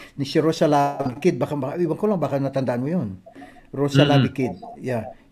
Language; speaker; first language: Filipino; non-native, local second language; Cebuano